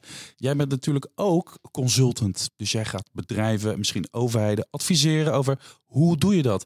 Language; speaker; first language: Dutch; native; Dutch